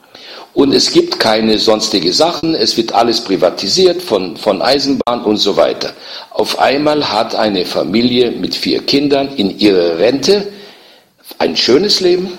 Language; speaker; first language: German; native; German